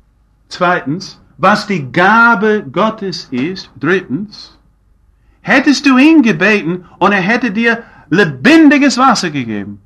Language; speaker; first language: German; non-native, fluent; English